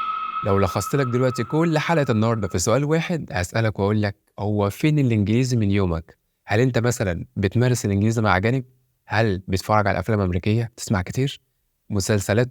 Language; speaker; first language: Arabic; native; Arabic